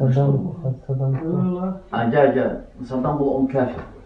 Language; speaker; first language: Russian; non-native, learner; Azerbaijani